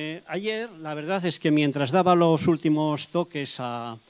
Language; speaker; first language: Spanish; native; Spanish